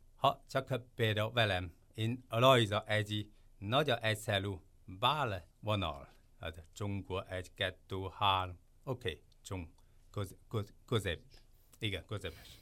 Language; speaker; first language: Hungarian; non-native, learner; Chinese